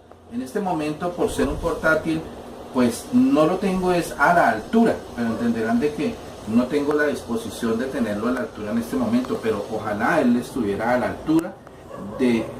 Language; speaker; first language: Spanish; native; Spanish